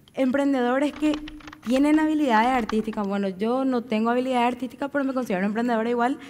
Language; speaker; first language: Spanish; native; Spanish